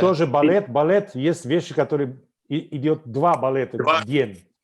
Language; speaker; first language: Russian; non-native, fluent; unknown